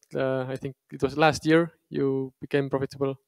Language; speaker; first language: English; non-native, fluent; Estonian